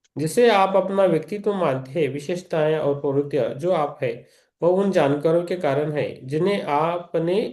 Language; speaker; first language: Hindi; non-native, local second language; Marathi